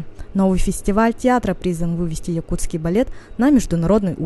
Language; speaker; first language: Russian; native; Russian